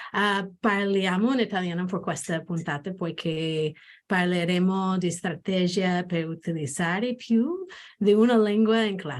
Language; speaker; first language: Italian; non-native, learner; English